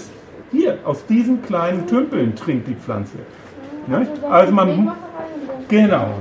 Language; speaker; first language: German; native; German